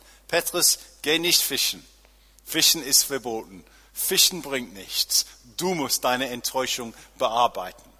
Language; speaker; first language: German; non-native, fluent; English